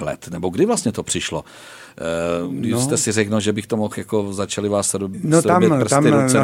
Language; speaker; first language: Czech; native; Czech